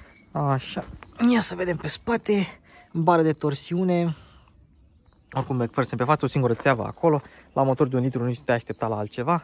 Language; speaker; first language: Romanian; native; Romanian